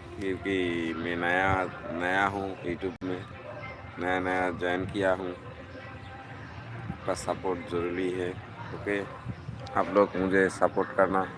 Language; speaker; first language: Hindi; non-native, fluent; Bangla